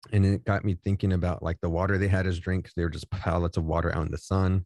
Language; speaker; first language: English; native; English